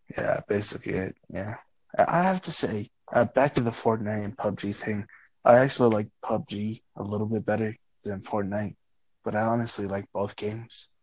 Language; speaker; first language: English; native; English